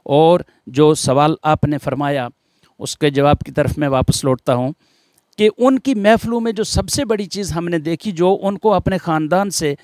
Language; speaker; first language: Hindi; non-native, local second language; Gujari